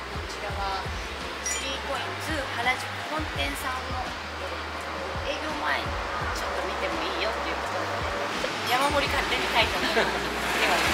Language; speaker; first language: Japanese; native; Japanese